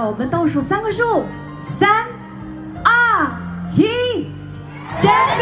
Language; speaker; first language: Chinese; native; Chinese